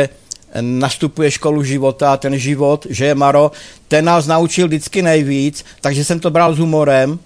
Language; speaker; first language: Czech; native; Czech